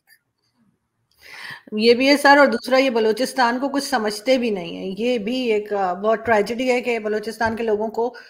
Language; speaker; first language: Urdu; native; Urdu